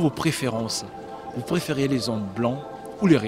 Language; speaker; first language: French; native; French